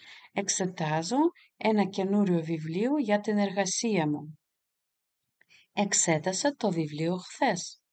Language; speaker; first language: Greek; non-native, fluent; Russian